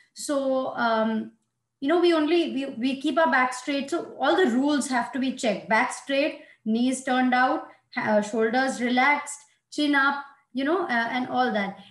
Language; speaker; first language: English; non-native, local second language; Hindi